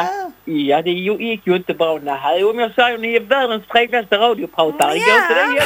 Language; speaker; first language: Swedish; native; Swedish